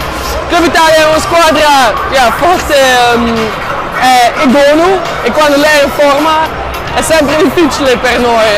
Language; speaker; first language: Italian; non-native, learner; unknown